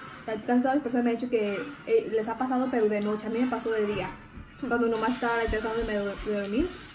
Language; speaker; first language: Spanish; early bilingual, heritage; Spanish